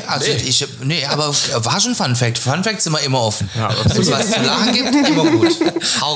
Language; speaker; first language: German; native; German